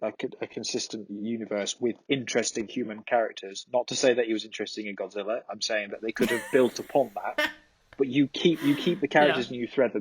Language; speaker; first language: English; native; English